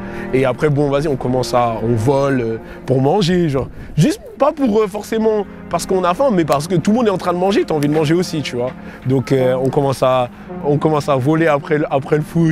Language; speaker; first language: French; native; French